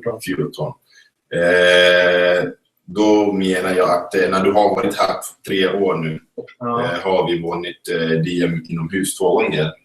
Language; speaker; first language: Swedish; non-native, fluent; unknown